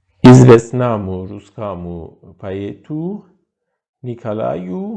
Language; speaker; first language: Russian; non-native, fluent; Persian